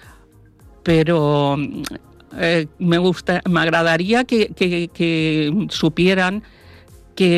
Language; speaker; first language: Catalan; non-native, local second language; Spanish